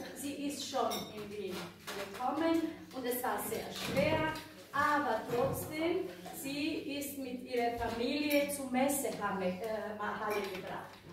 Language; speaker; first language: German; non-native, fluent; Bosnian